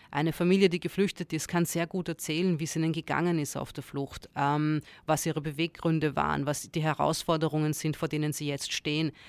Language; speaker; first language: German; early bilingual, other home language; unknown